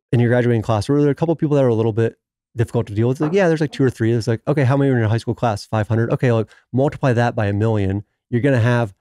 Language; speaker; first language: English; native; English